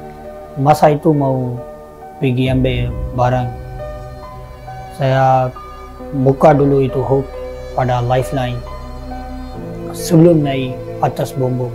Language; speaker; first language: Indonesian; non-native, learner; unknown